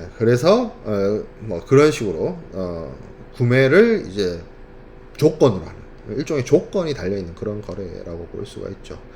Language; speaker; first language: Korean; native; Korean